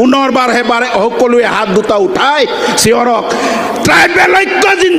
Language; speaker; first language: Assamese; non-native, local second language; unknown